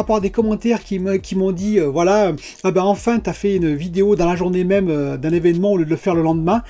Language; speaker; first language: French; native; French